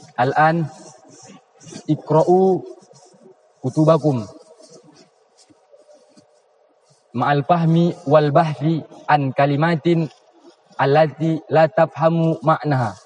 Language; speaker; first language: Arabic; non-native, learner; Indonesian